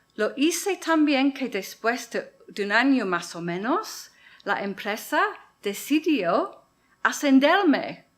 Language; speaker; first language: Spanish; non-native, learner; English